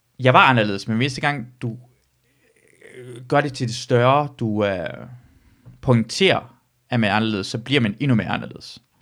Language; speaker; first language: Danish; early bilingual, other home language; Persian